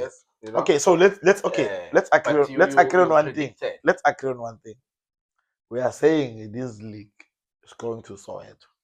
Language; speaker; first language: English; non-native, local second language; Zulu